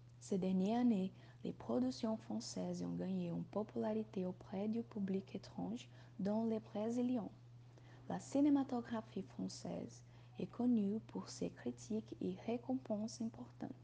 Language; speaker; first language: French; non-native, learner; Portuguese